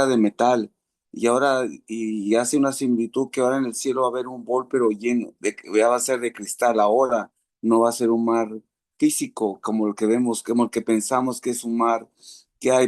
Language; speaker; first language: Spanish; native; Spanish